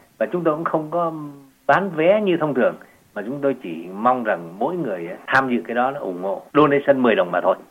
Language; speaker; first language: Vietnamese; native; Vietnamese